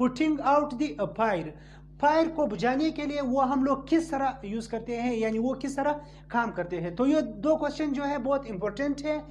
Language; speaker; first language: Urdu; non-native, local second language; Pashto